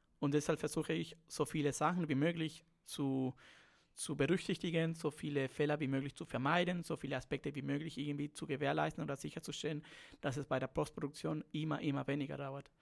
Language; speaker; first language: German; non-native, fluent; Spanish